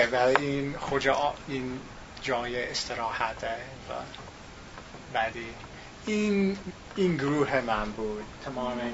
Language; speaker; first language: Tajik; non-native, learner; English